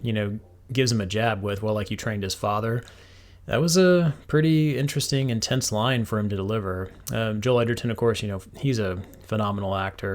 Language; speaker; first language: English; native; English